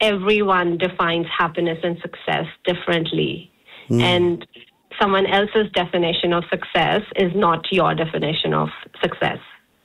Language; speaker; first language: English; non-native, local second language; Hindi